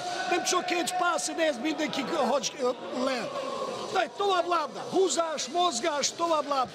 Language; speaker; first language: Hungarian; non-native, learner; Russian